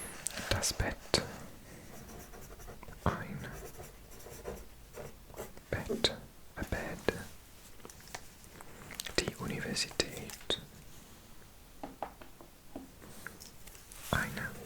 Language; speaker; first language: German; non-native, learner; Welsh